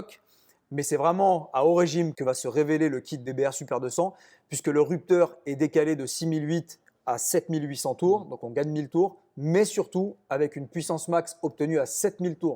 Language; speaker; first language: French; native; French